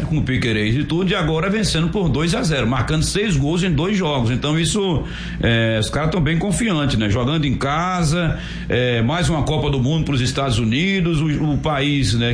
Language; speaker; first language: Portuguese; native; Portuguese